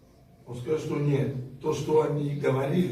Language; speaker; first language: Russian; non-native, fluent; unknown